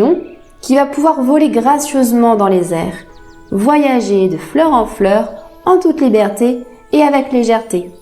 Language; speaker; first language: French; native; French